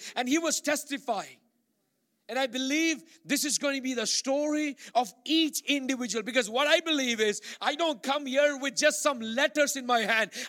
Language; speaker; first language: English; non-native, local second language; Malayalam